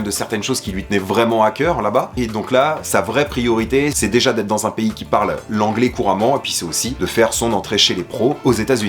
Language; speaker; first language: French; native; French